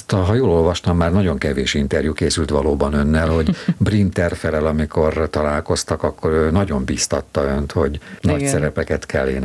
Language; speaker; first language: Hungarian; native; Hungarian